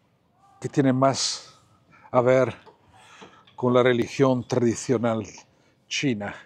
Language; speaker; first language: Spanish; non-native, fluent; Italian